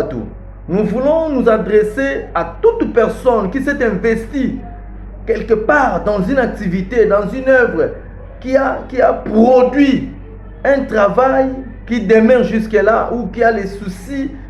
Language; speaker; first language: French; non-native, local second language; Lingala